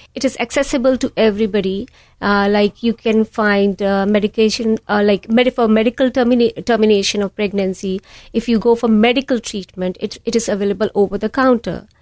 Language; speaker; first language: English; non-native, local second language; Hindi